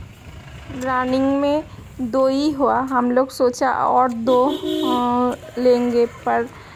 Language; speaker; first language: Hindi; non-native, local second language; Bangla